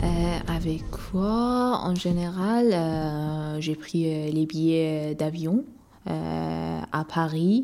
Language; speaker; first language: French; non-native, learner; Persian